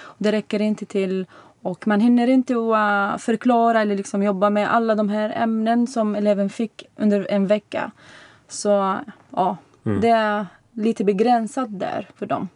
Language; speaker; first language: Swedish; non-native, fluent; Arabic